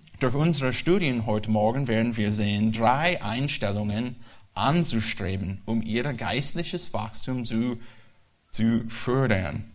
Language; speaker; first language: German; non-native, learner; English